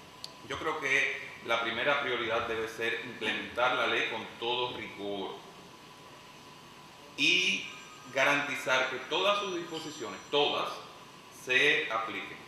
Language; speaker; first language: Spanish; native; Spanish